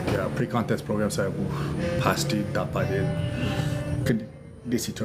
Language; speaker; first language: Indonesian; non-native, learner; English